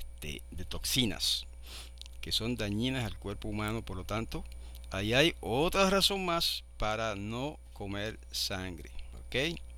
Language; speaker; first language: Spanish; native; Spanish